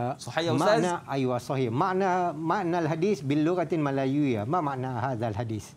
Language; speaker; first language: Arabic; non-native, fluent; Malay